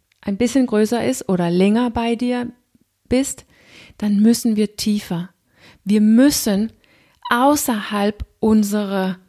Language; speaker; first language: German; non-native, fluent; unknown